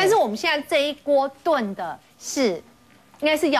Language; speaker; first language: Chinese; native; Chinese